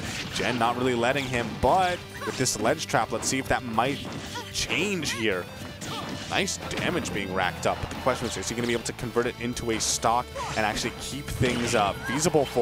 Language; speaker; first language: English; native; English